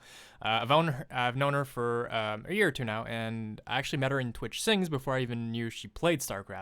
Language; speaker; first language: English; non-native, fluent; French